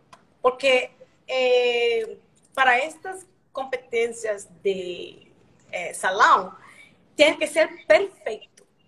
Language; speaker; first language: Portuguese; non-native, learner; Spanish